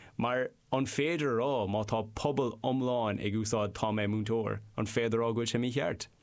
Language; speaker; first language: Irish; non-native, local second language; English